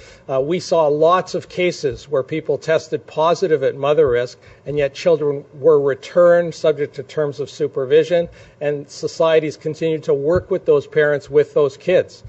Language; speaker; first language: English; native; English